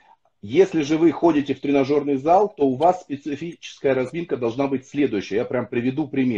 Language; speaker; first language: Russian; native; Russian